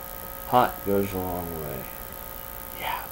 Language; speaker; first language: English; native; English